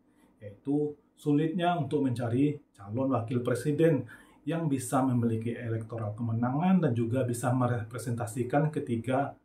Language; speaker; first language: Indonesian; native; Indonesian